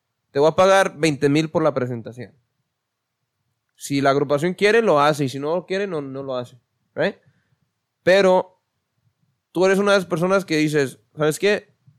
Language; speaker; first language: Spanish; early bilingual, heritage; Spanish